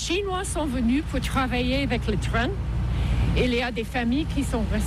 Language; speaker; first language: French; non-native, fluent; English